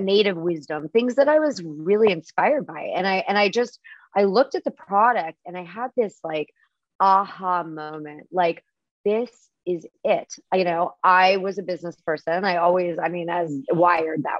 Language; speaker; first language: English; native; English